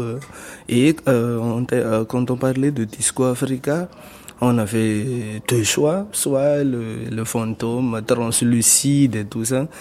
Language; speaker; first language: French; non-native, local second language; Malagasy